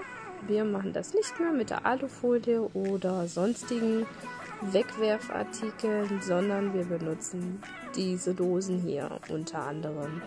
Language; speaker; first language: German; native; German